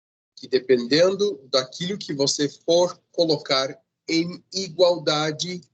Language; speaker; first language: Portuguese; non-native, fluent; Spanish